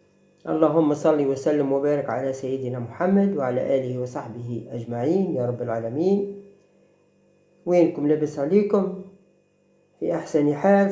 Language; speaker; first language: Arabic; native; Arabic